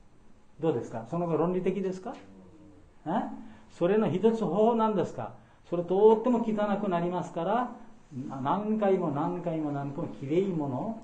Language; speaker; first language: Japanese; non-native, fluent; Bangla